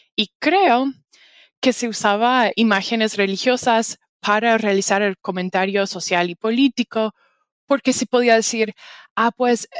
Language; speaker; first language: Spanish; non-native, fluent; English